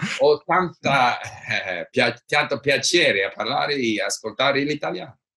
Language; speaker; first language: Italian; non-native, learner; English